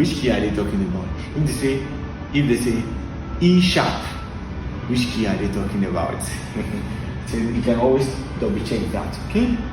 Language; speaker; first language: English; non-native, local second language; Yoruba